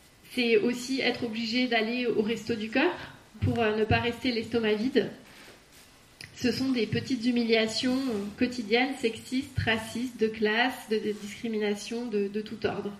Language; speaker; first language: French; native; French